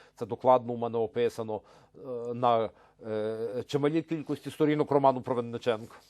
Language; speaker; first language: Ukrainian; native; Ukrainian